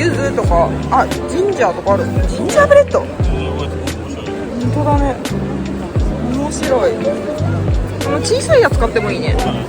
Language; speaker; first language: Japanese; native; Japanese